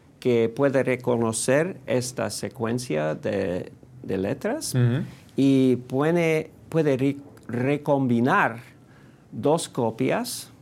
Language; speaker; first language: Spanish; non-native, fluent; English